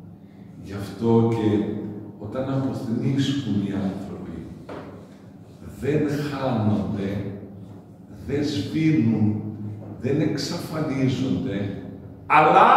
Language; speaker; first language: Greek; native; Greek